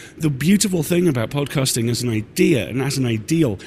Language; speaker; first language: English; native; English